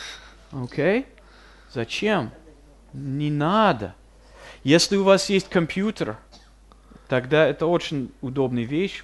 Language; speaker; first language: Russian; non-native, fluent; English